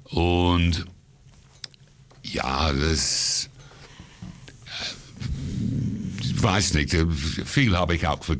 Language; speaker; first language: German; non-native, fluent; English